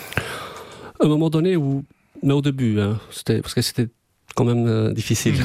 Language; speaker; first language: French; non-native, fluent; Albanian